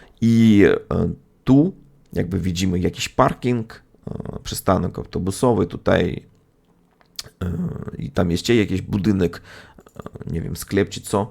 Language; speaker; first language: Polish; non-native, fluent; Russian